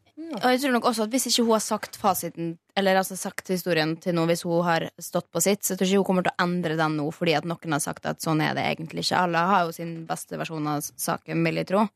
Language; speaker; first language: Norwegian; native; Norwegian